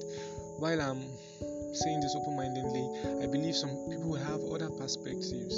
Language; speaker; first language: English; non-native, local second language; Yoruba